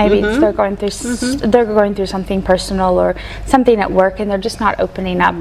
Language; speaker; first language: English; native; English